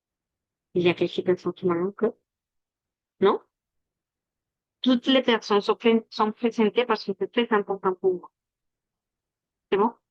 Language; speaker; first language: French; non-native, fluent; Spanish